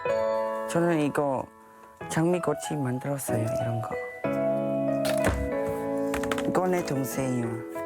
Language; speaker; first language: Korean; non-native, learner; Khmer